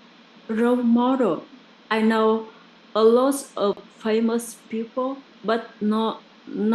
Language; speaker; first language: English; non-native, learner; Vietnamese